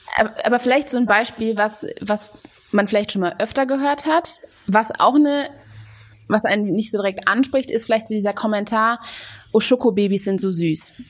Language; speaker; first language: German; native; German